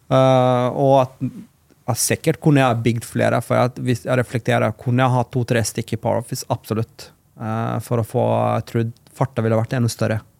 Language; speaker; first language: Norwegian; non-native, fluent; Macedonian